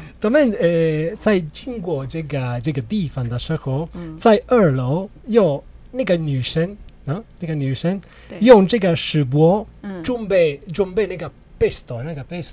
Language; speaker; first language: Chinese; non-native, learner; Italian